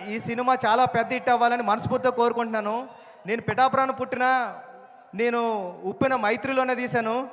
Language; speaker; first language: Telugu; native; Telugu